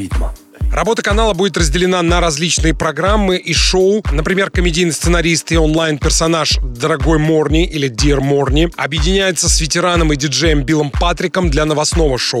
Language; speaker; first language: Russian; native; Russian